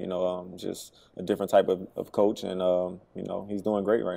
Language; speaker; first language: English; native; English